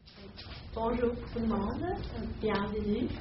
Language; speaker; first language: French; non-native, learner; English